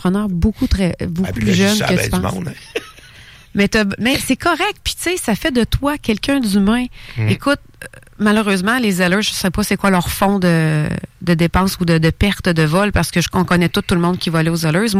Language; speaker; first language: French; native; French